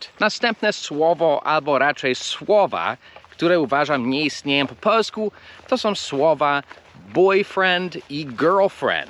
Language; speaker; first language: Polish; early bilingual, heritage; English